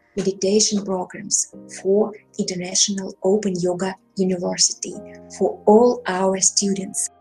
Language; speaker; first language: English; non-native, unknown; Russian